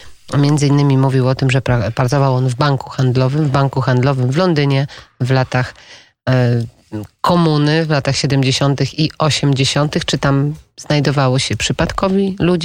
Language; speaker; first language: Polish; native; Polish